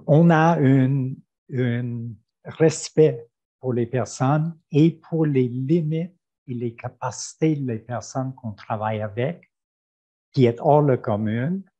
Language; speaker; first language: French; non-native, fluent; English